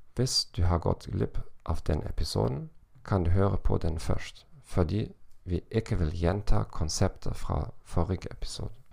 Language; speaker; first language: Norwegian; non-native, learner; German